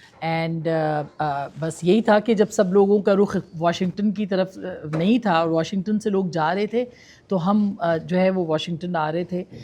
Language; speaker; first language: Urdu; native; Urdu